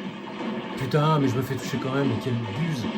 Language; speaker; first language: French; native; French